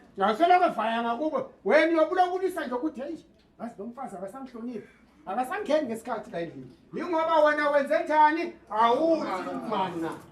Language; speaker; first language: Zulu; native; Zulu